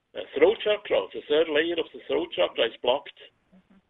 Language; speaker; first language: English; non-native, fluent; Swiss German